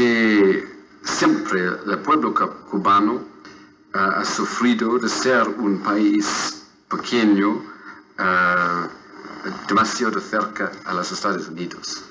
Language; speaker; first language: Spanish; non-native, fluent; English